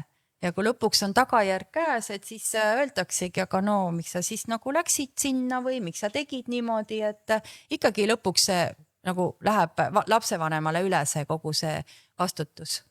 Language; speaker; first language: Estonian; native; Estonian